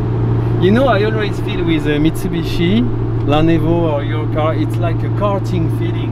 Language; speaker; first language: English; non-native, learner; French